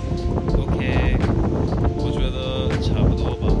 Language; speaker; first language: Chinese; non-native, fluent; Japanese